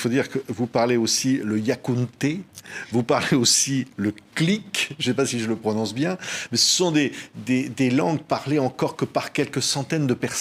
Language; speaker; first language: French; native; French